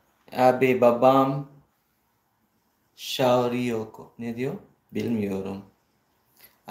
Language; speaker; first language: Turkish; non-native, learner; Filipino